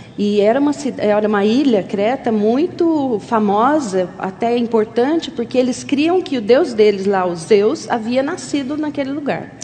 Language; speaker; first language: Portuguese; native; Portuguese